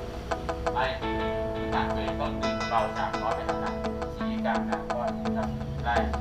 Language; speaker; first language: Thai; native; Thai